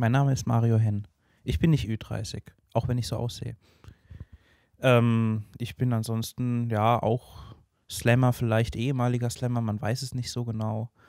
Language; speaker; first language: German; native; German